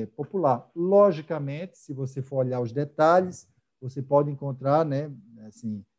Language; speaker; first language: Portuguese; native; Portuguese